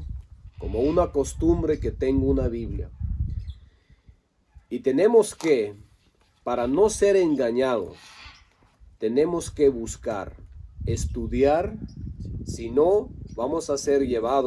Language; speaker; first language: Spanish; non-native, local second language; Low German